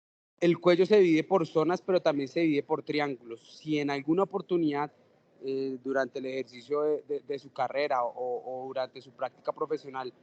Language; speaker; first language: Spanish; native; Spanish